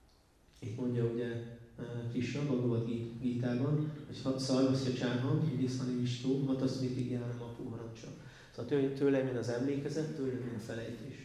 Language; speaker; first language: Hungarian; native; Hungarian